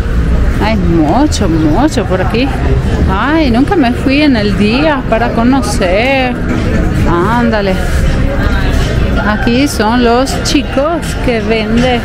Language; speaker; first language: Spanish; non-native, fluent; Italian